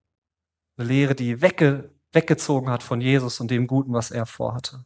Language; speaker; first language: German; native; German